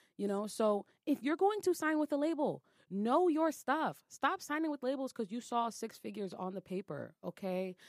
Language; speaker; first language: English; native; English